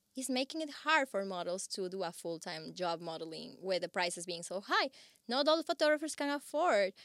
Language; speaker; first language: English; non-native, fluent; Spanish